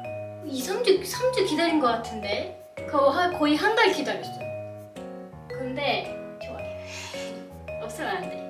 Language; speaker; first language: Korean; non-native, fluent; Turkish